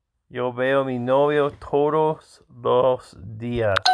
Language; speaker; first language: Spanish; non-native, learner; English